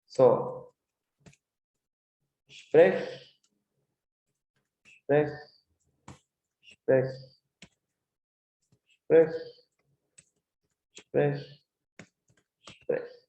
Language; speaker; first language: German; non-native, learner; Spanish